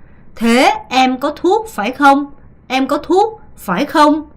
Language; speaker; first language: Vietnamese; non-native, fluent; Korean